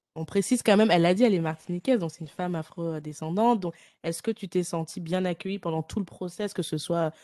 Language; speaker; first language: French; native; French